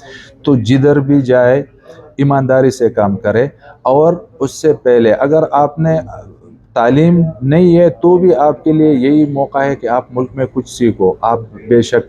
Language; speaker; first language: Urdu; non-native, local second language; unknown